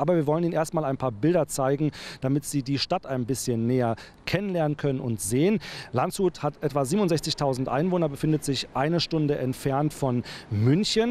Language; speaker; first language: German; native; German